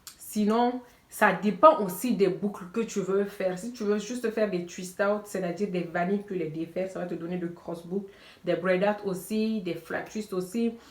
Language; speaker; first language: French; non-native, local second language; Bambara